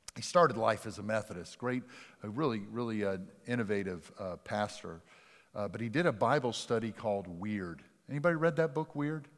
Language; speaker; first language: English; native; English